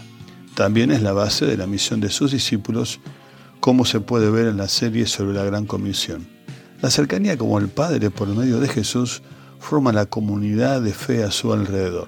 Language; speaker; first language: Spanish; native; Spanish